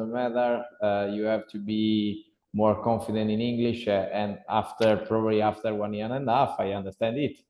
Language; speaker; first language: English; non-native, learner; Italian